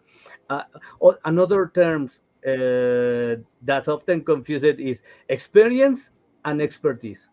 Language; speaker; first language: English; non-native, learner; Spanish